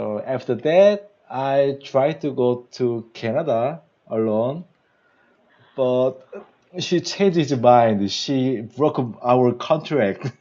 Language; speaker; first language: English; non-native, learner; Korean